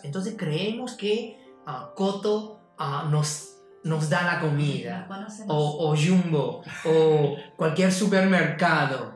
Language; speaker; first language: Spanish; non-native, fluent; Chinese